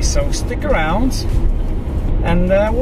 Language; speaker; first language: English; non-native, fluent; Polish